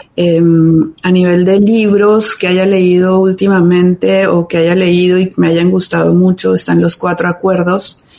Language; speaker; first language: Spanish; native; Spanish